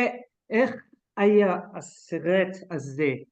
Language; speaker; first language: Hebrew; non-native, learner; French